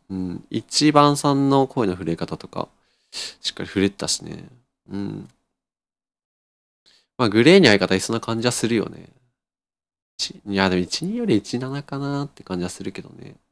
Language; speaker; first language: Japanese; native; Japanese